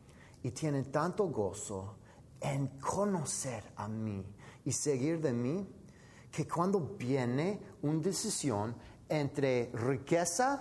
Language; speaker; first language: Spanish; non-native, fluent; English